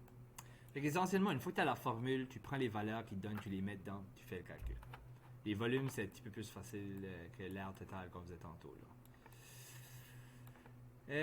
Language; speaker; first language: French; native; French